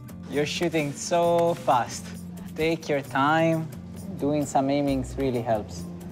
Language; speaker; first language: English; non-native, fluent; Italian